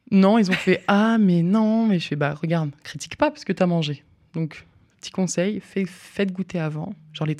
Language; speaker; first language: French; native; French